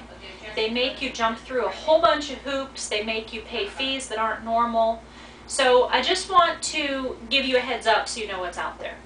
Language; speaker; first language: English; native; English